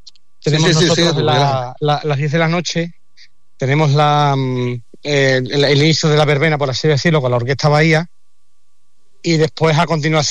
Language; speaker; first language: Spanish; native; Spanish